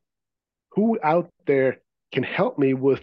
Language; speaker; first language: English; non-native, fluent; Swiss German